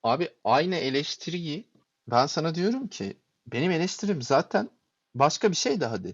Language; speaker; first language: Turkish; native; Turkish